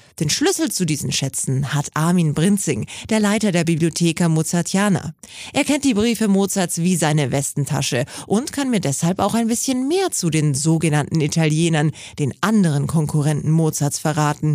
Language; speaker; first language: German; native; German